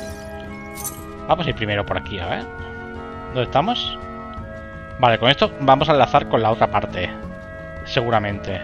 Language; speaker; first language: Spanish; native; Spanish